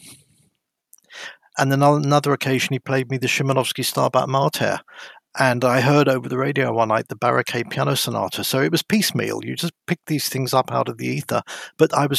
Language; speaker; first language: English; native; English